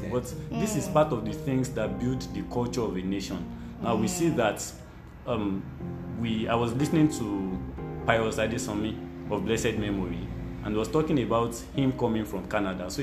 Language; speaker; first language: English; non-native, local second language; Yoruba